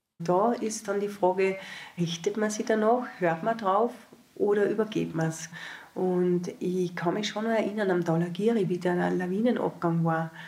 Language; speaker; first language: German; native; German